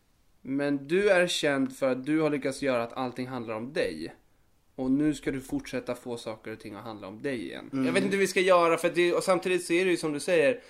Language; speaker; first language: Swedish; native; Swedish